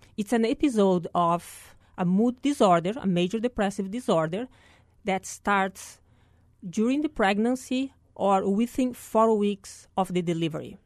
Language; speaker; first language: English; non-native, fluent; Portuguese